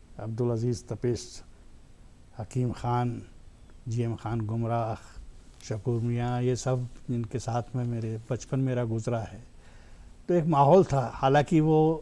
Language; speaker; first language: Hindi; native; Hindi